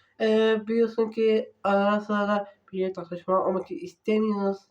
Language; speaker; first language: Turkish; non-native, learner; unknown